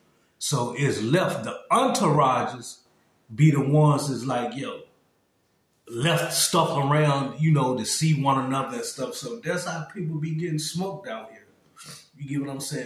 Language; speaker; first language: English; native; English